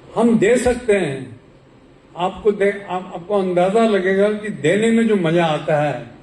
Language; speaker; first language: Hindi; non-native, local second language; Marathi